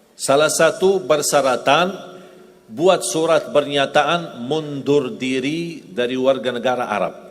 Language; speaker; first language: Indonesian; non-native, fluent; Arabic